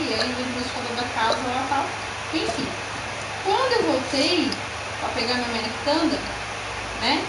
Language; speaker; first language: Portuguese; native; Portuguese